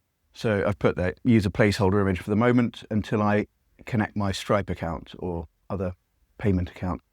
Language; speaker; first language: English; native; English